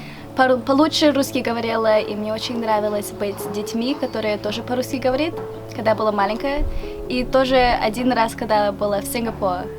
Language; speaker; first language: Russian; early bilingual, heritage; Russian